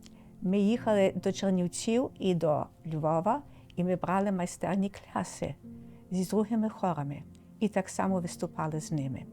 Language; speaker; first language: Ukrainian; early bilingual, heritage; Ukrainian